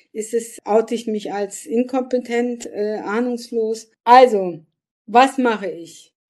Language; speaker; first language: German; early bilingual, other home language; Turkish